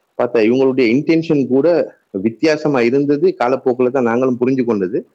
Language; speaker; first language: Tamil; native; Tamil